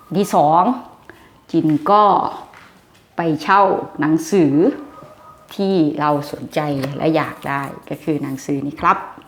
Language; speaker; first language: Thai; native; Thai